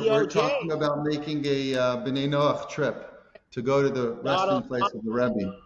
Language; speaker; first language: English; native; English